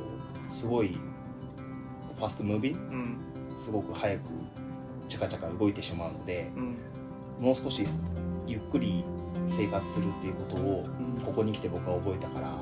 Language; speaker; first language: Japanese; native; Japanese